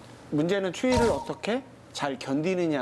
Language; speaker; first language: Korean; native; Korean